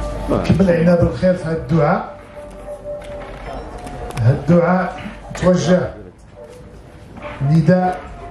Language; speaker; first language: Arabic; native; Arabic